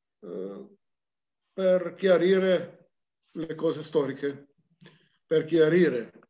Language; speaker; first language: Italian; non-native, local second language; Slovenian